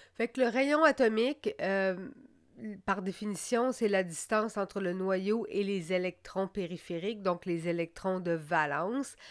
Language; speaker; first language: French; native; French